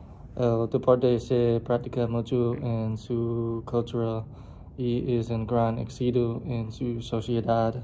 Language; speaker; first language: Spanish; non-native, learner; English